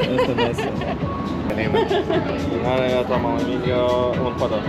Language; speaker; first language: Spanish; non-native, learner; Lithuanian